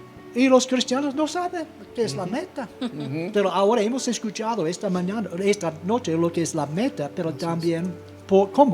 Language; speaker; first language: Spanish; non-native, fluent; English